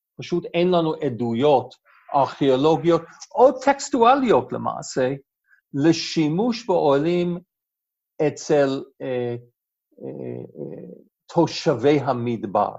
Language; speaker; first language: Hebrew; non-native, fluent; English